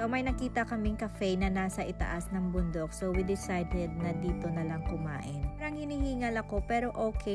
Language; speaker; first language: Filipino; non-native, local second language; Hiligaynon